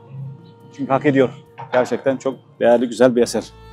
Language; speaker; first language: Turkish; native; Turkish